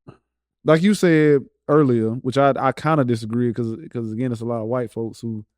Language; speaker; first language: English; native; English